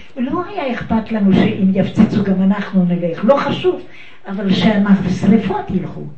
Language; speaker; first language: Hebrew; non-native, fluent; Yiddish